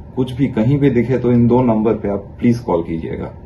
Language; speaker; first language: Hindi; non-native, local second language; Bangla